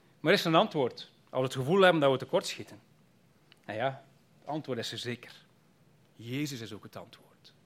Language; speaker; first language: Dutch; native; Dutch